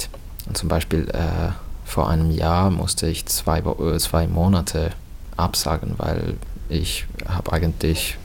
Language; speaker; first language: German; non-native, fluent; Finnish